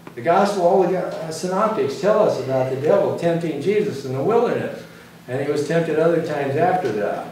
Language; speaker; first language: English; native; English